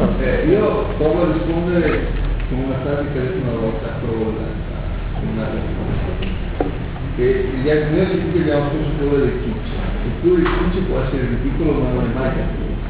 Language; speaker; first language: Italian; native; Italian